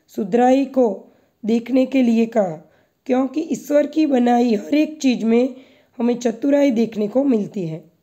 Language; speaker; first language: Hindi; non-native, local second language; Gujarati